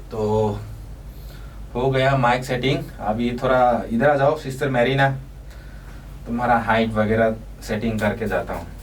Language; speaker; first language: Hindi; non-native, local second language; Kok Borok